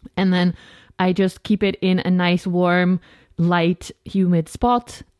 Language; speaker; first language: English; non-native, fluent; Dutch